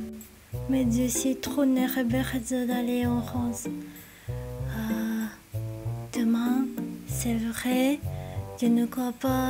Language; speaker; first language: French; non-native, learner; Japanese